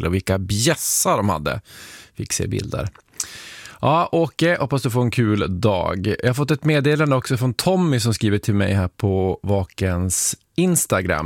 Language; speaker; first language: Swedish; native; Swedish